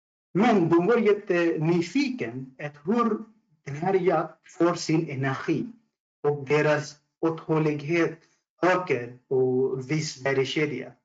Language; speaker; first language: Swedish; non-native, fluent; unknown